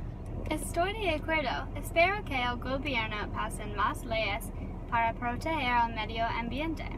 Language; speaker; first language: Spanish; non-native, learner; English